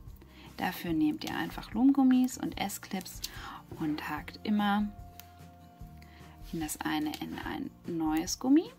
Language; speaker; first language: German; native; German